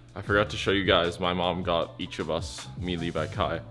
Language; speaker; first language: English; native; English